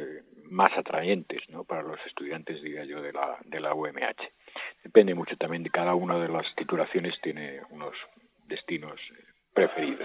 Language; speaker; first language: Spanish; native; Spanish